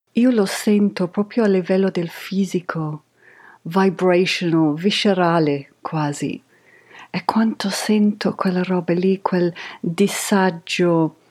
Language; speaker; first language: Italian; non-native, fluent; English